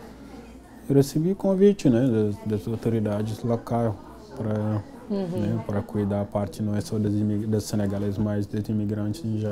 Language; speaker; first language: Portuguese; non-native, fluent; Wolof